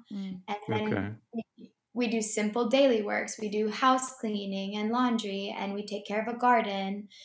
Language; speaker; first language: English; native; English